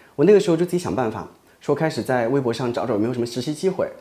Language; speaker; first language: Chinese; native; Chinese